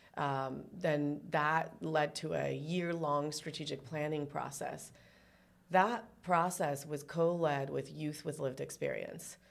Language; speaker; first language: English; early bilingual, other home language; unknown